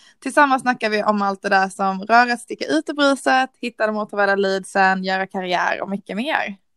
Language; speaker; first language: Swedish; native; Swedish